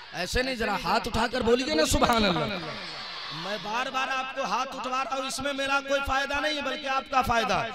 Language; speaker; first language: Hindi; native; Hindi